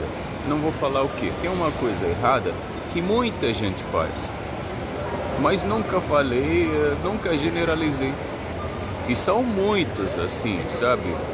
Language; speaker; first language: Portuguese; non-native, fluent; Arabic